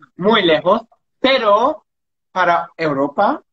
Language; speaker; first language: Spanish; non-native, learner; German